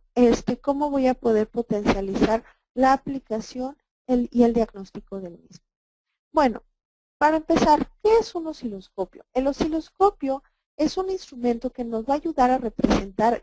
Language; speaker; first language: Spanish; native; Spanish